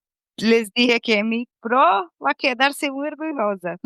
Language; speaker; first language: Spanish; non-native, fluent; Portuguese